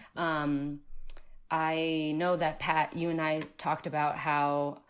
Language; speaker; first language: English; early bilingual, other home language; Spanish